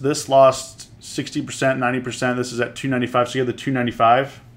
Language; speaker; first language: English; native; English